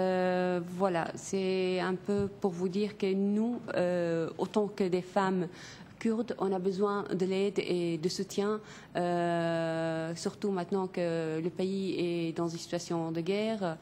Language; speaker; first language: French; non-native, fluent; Kurdish